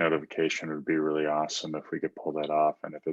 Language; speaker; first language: English; native; English